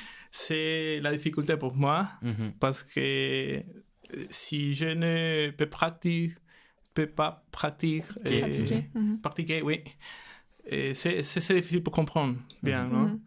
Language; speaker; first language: French; non-native, learner; Spanish